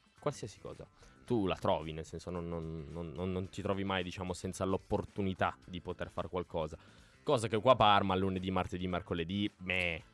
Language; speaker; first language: Italian; native; Italian